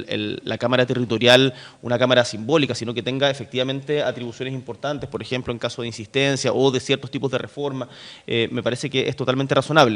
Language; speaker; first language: Spanish; native; Spanish